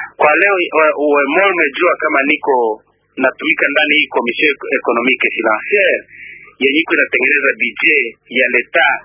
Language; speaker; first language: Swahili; non-native, local second language; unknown